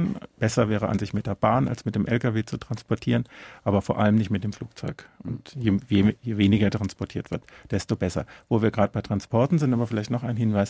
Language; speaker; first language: German; native; German